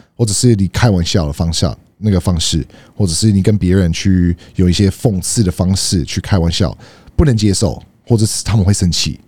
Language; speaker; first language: Chinese; non-native, fluent; English